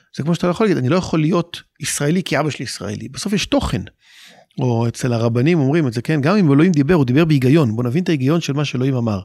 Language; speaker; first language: Hebrew; native; Hebrew